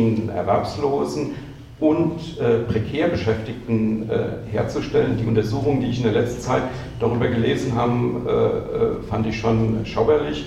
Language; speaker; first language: German; native; German